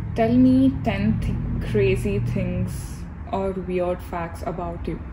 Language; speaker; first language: English; non-native, local second language; Telugu